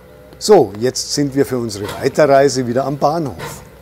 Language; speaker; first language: German; native; German